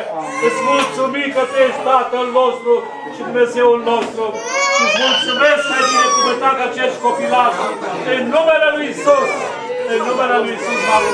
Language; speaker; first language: Romanian; native; Romanian